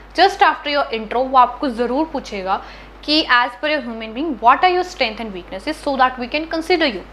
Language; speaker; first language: Hindi; native; Hindi